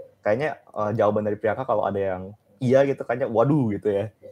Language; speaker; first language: Indonesian; native; Indonesian